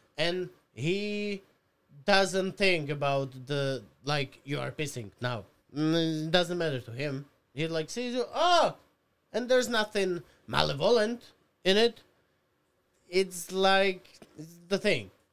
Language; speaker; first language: English; non-native, fluent; Slovak